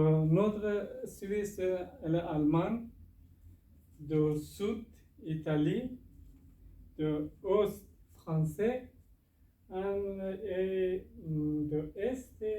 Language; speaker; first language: French; non-native, learner; Persian